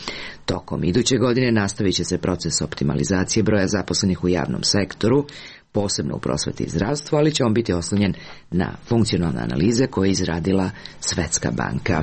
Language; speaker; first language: Serbian; native; Serbian